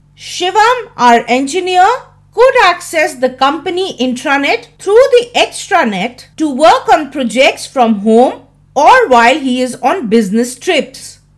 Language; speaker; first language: English; non-native, local second language; Hindi